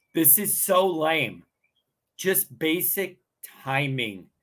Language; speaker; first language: English; native; English